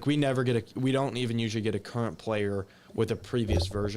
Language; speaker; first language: English; native; English